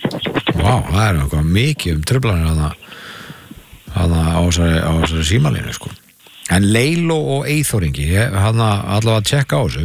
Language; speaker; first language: Icelandic; native; Icelandic